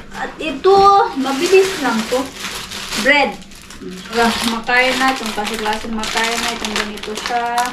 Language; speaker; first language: Filipino; non-native, local second language; Cebuano